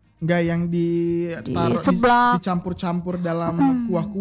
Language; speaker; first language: Indonesian; native; Indonesian